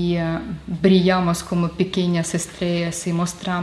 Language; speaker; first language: Spanish; non-native, fluent; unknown